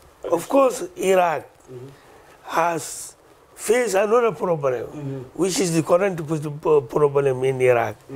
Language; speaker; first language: English; non-native, local second language; Wolof